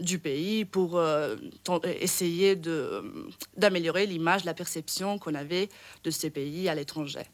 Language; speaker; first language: French; non-native, fluent; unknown